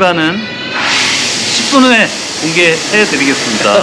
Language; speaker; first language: Korean; native; Korean